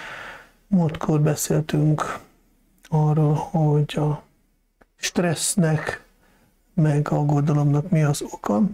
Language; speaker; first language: Hungarian; non-native, fluent; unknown